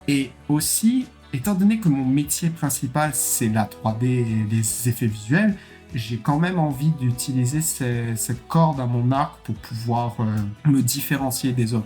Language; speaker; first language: French; native; French